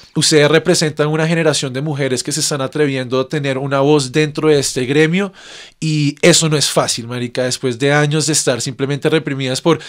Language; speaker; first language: Spanish; native; Spanish